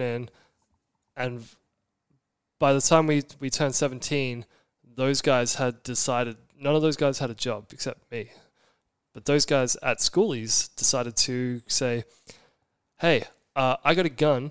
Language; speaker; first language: English; native; English